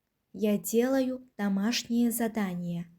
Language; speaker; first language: Russian; non-native, local second language; Uzbek